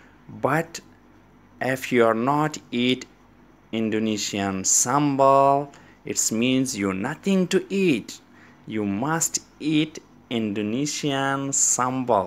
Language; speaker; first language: English; non-native, learner; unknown